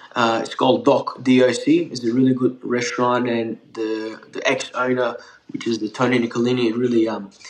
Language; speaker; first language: English; non-native, fluent; Turkish